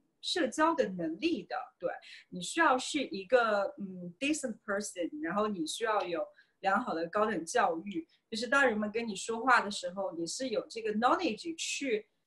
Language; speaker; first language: Chinese; native; Chinese